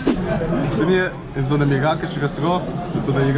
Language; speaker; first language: German; native; German